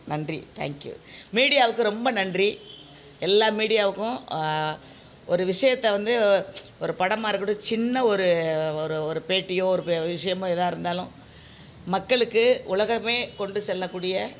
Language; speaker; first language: Tamil; native; Tamil